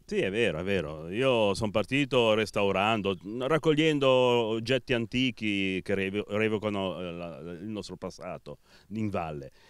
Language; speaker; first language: Italian; native; Italian